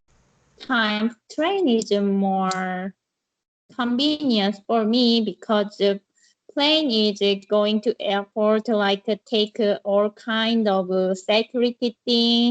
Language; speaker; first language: English; non-native, learner; Korean